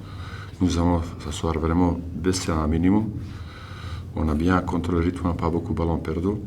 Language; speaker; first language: French; non-native, learner; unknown